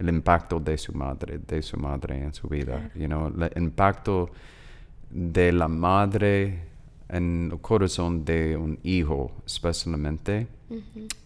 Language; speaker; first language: Spanish; non-native, learner; English